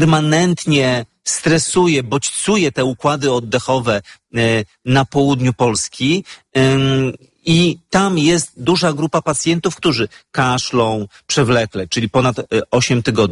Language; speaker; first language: Polish; native; Polish